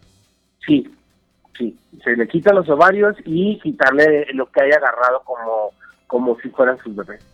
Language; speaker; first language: Spanish; native; Spanish